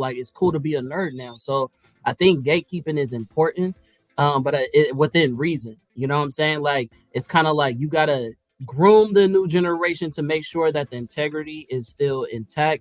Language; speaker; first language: English; native; English